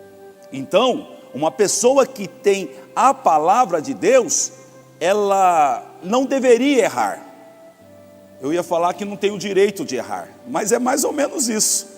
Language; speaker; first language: Portuguese; native; Portuguese